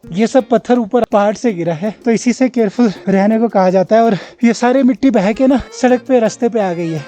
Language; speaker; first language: Hindi; native; Hindi